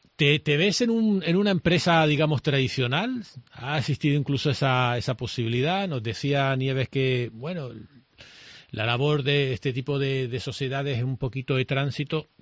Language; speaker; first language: Spanish; native; Spanish